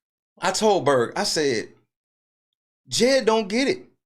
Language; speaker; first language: English; native; English